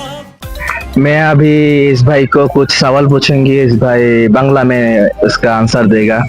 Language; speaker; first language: Hindi; non-native, learner; Bangla